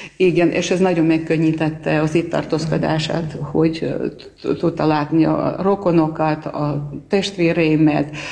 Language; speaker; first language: Hungarian; non-native, fluent; Armenian